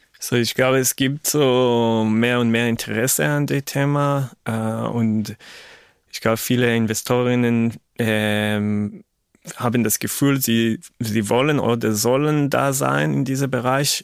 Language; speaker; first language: German; non-native, fluent; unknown